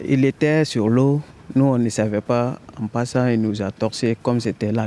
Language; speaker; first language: French; non-native, fluent; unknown